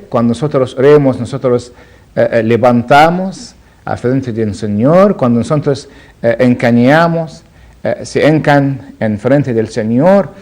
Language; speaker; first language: Spanish; non-native, learner; Arabic